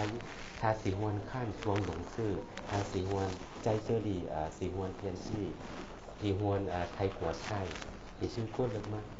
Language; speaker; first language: Chinese; non-native, learner; Thai